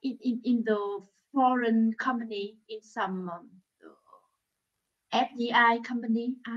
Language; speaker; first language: English; non-native, learner; Vietnamese